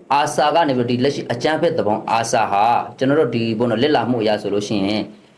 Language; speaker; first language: Burmese; native; Burmese